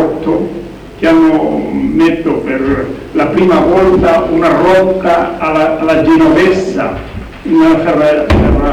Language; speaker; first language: Italian; non-native, learner; Spanish